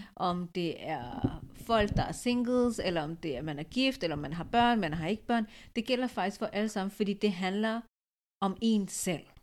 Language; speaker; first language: Danish; early bilingual, other home language; Urdu